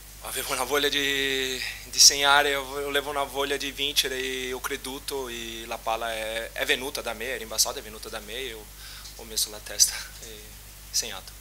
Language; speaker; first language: Italian; non-native, fluent; Portuguese